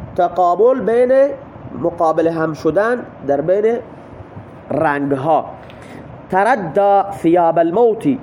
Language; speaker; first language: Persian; non-native, local second language; Baluchi